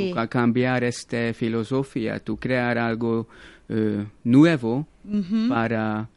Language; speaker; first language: Spanish; non-native, learner; Hungarian